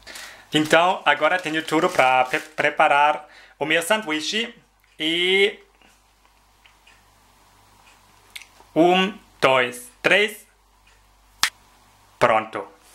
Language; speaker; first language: Portuguese; non-native, fluent; German